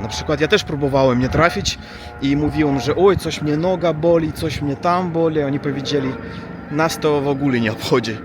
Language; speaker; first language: Polish; non-native, learner; Russian